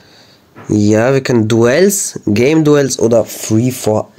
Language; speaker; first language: German; native; German